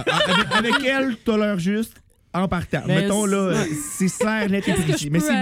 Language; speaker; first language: French; native; French